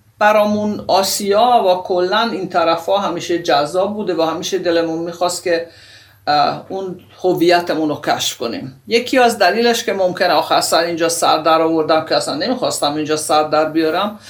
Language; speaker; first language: Persian; non-native, fluent; Hungarian